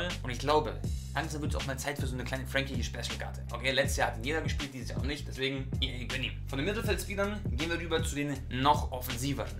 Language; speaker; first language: German; native; German